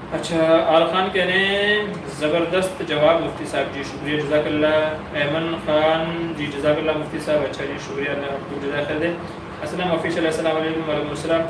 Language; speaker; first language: Urdu; native; Urdu